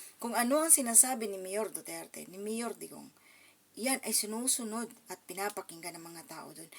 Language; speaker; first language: Filipino; non-native, local second language; Cebuano